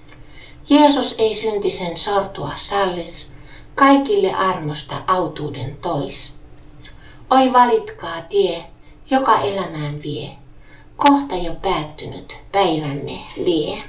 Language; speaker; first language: Finnish; native; Finnish